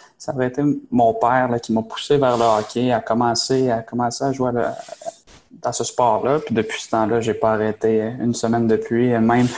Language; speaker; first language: French; native; French